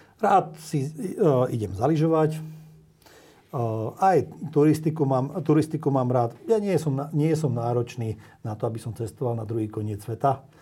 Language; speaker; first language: Slovak; non-native, local second language; Hungarian